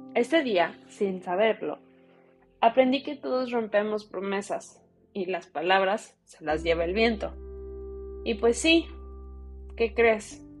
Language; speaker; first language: Spanish; early bilingual, heritage; Spanish